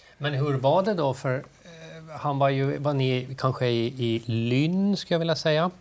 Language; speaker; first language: Swedish; native; Swedish